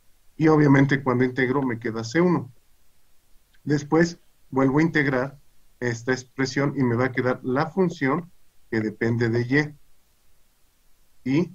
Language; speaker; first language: Spanish; native; Spanish